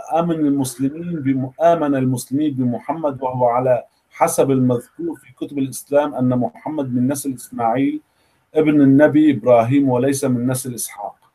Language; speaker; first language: Arabic; native; Arabic